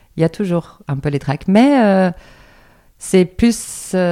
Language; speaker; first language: French; non-native, fluent; Spanish